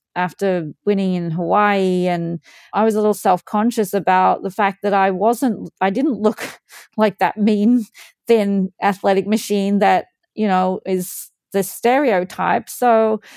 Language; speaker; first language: English; native; English